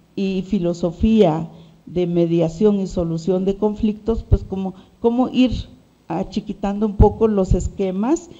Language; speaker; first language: Spanish; native; Spanish